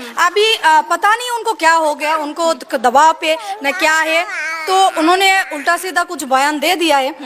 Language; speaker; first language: Hindi; non-native, fluent; Bangla